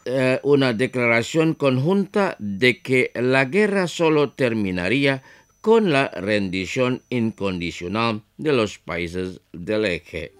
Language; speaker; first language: Spanish; non-native, fluent; Indonesian